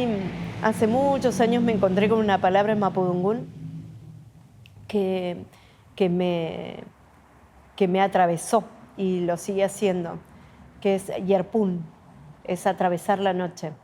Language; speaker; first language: Spanish; native; Spanish